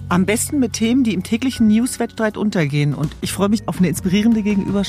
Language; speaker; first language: German; early bilingual, other home language; Kurdish